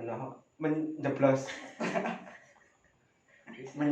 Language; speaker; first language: Indonesian; native; Indonesian